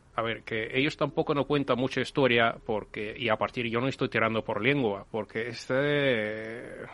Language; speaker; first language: Spanish; non-native, fluent; Ukrainian